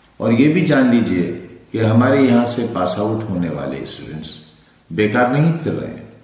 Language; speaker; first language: Urdu; native; Urdu